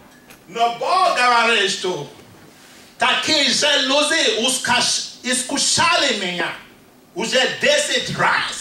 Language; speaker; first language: Russian; non-native, fluent; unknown